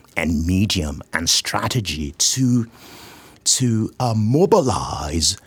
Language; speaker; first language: English; non-native, local second language; Yoruba